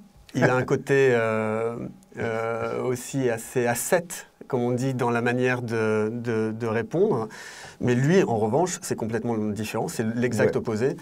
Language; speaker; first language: French; native; French